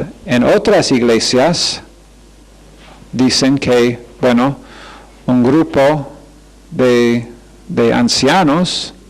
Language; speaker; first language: Spanish; non-native, fluent; English